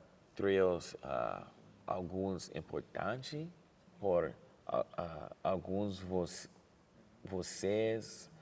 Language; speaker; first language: Portuguese; non-native, learner; English